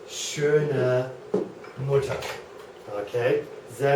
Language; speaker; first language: German; non-native, learner; English